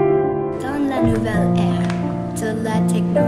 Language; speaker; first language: French; non-native, learner; English